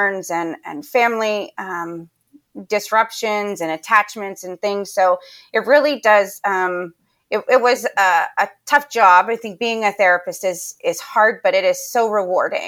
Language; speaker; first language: English; native; English